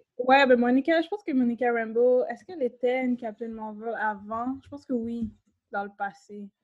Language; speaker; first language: French; native; French